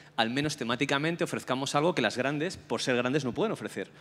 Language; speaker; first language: Spanish; native; Spanish